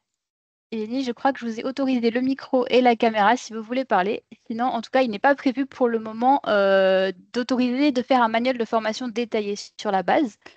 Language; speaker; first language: French; native; French